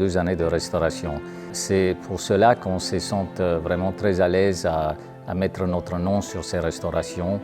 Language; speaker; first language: French; non-native, fluent; Romanian